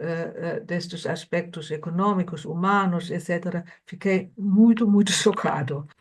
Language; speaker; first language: Portuguese; non-native, fluent; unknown